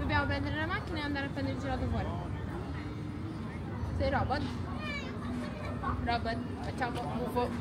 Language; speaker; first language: Italian; native; Italian